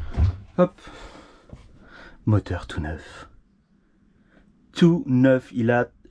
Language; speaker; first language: French; native; French